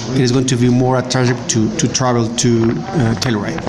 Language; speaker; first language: English; non-native, fluent; Spanish